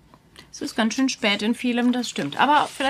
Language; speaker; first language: German; native; German